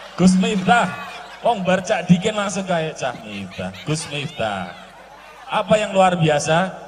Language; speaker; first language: Indonesian; non-native, local second language; Javanese